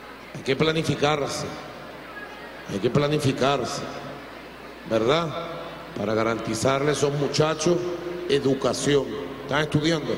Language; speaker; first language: Spanish; native; Spanish